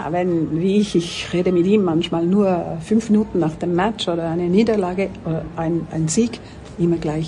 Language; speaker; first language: German; non-native, local second language; French